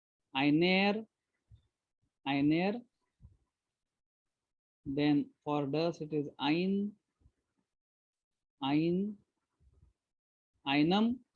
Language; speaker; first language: German; non-native, fluent; Marathi